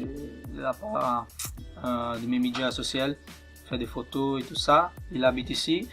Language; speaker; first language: French; non-native, fluent; Portuguese